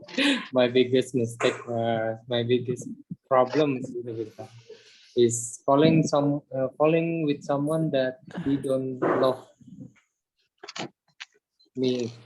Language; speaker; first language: English; non-native, learner; Indonesian